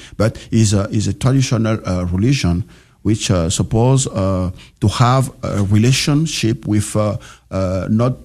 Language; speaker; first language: English; non-native, learner; French